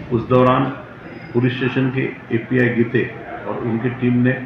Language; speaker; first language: Hindi; non-native, local second language; Marathi